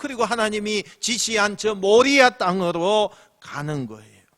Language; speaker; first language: Korean; native; Korean